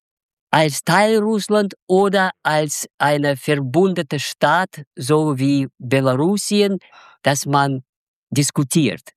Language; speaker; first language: German; non-native, fluent; Russian